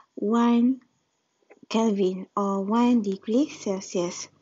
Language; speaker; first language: English; non-native, local second language; Malay